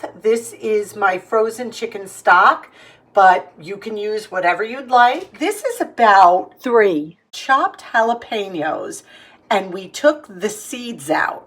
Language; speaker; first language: English; native; English